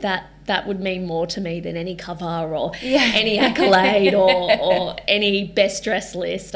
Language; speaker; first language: English; native; English